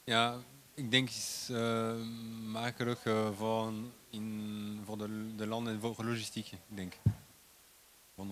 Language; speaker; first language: Dutch; non-native, local second language; French